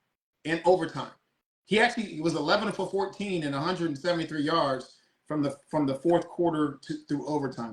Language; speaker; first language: English; native; English